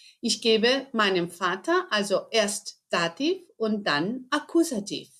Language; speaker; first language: German; non-native, fluent; Spanish